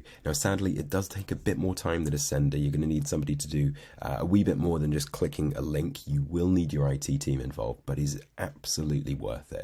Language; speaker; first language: English; native; English